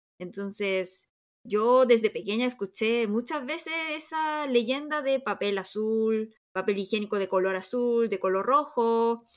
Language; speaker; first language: Spanish; early bilingual, other home language; Korean